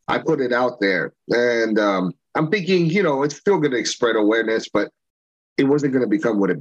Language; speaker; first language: English; native; English